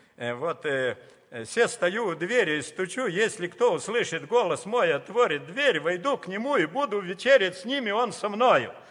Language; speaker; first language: Russian; native; Russian